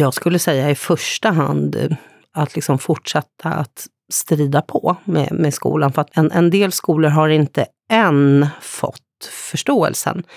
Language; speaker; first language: Swedish; native; Swedish